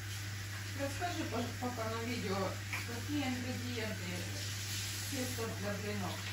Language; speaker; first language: Russian; native; Russian